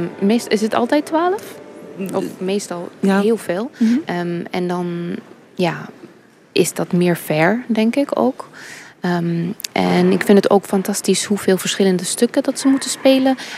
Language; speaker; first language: Dutch; early bilingual, heritage; English